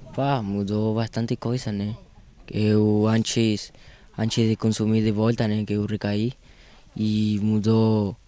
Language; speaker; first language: Portuguese; non-native, learner; Spanish